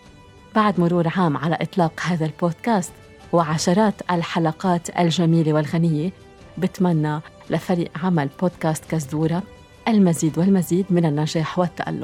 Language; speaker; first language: Arabic; native; Arabic